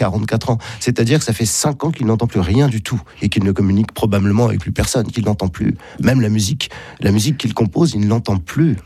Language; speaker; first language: French; native; French